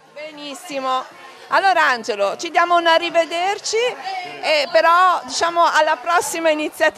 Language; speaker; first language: Italian; native; Italian